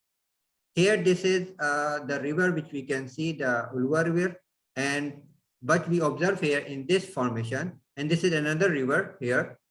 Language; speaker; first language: English; non-native, fluent; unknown